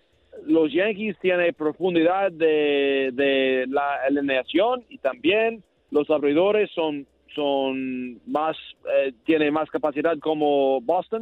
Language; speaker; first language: Spanish; non-native, learner; English